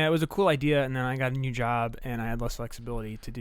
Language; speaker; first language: English; native; English